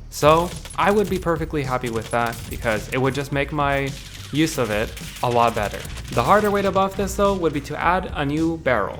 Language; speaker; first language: English; native; English